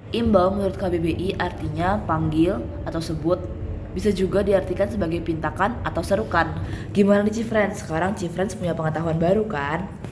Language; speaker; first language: Indonesian; native; Indonesian